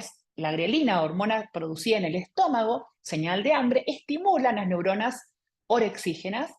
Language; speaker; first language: Spanish; native; Spanish